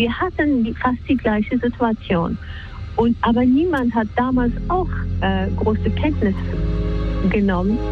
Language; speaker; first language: German; non-native, fluent; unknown